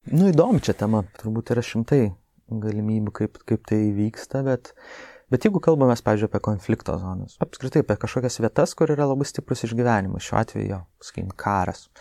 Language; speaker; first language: Lithuanian; native; Lithuanian